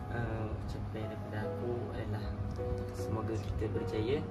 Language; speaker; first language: Malay; native; Malay